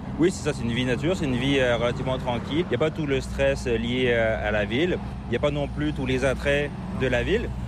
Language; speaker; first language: French; native; French